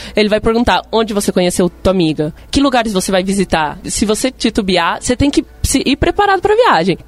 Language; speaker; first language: Portuguese; early bilingual, other home language; Spanish